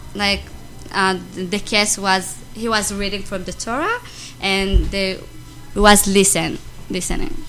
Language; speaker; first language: English; non-native, learner; Amharic